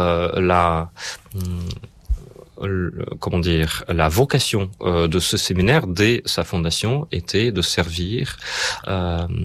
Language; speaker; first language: French; non-native, fluent; Russian